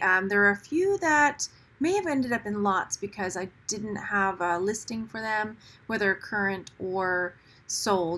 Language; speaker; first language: English; native; English